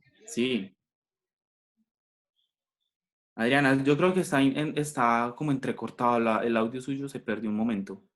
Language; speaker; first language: Spanish; native; Spanish